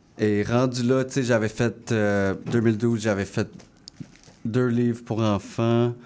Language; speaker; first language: French; non-native, local second language; English